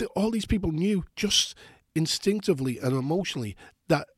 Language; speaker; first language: English; native; English